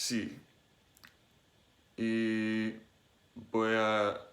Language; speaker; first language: Spanish; non-native, learner; English